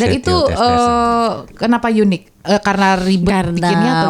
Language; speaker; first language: Indonesian; native; Indonesian